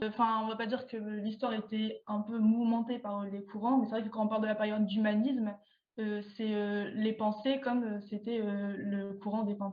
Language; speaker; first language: French; native; French